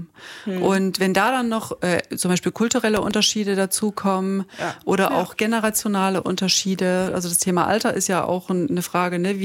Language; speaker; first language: German; native; German